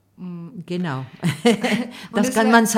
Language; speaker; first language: German; non-native, fluent; French